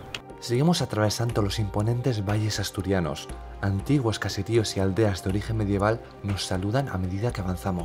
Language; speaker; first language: Spanish; native; Spanish